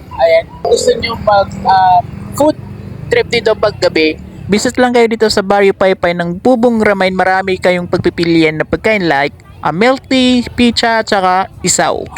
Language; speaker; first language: Filipino; non-native, local second language; Maranao